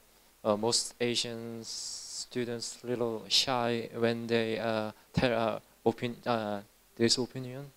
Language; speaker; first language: English; non-native, learner; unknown